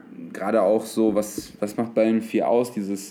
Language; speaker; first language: German; native; German